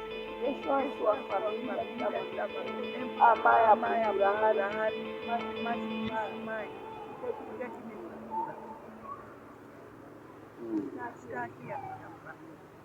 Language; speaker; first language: Portuguese; non-native, local second language; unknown